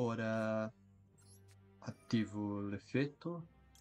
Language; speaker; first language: Italian; non-native, learner; Portuguese